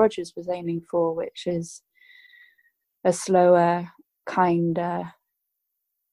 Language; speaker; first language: English; native; English